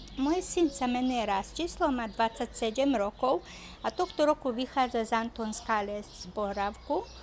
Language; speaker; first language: Slovak; native; Slovak